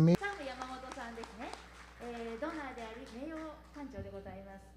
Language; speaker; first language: Japanese; native; Japanese